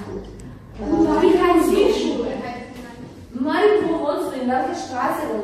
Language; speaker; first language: German; non-native, fluent; Croatian